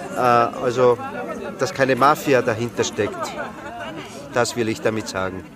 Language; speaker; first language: German; early bilingual, other home language; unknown